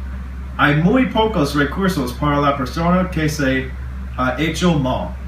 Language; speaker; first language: Spanish; non-native, learner; English